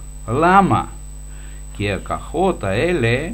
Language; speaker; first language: Hebrew; non-native, fluent; Russian